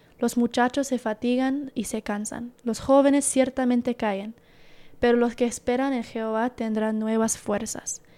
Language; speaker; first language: Spanish; early bilingual, heritage; Spanish